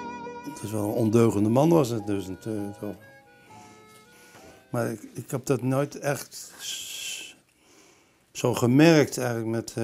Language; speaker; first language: Dutch; native; Dutch